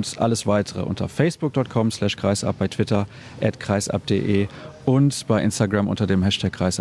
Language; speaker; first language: German; native; German